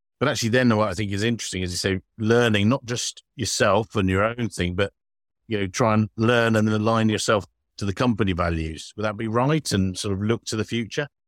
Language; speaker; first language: English; native; English